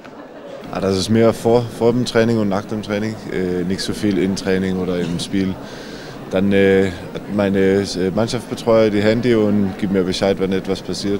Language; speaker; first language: German; non-native, learner; Danish